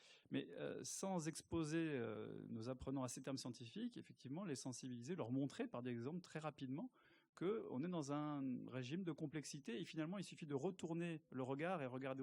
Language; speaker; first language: French; native; French